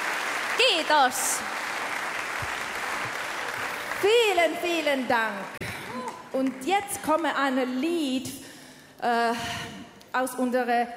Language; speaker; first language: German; non-native, learner; Finnish